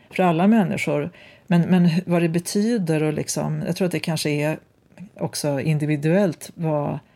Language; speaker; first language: Swedish; native; Swedish